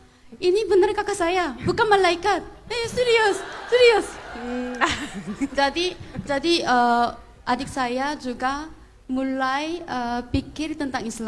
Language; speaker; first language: Indonesian; non-native, fluent; Korean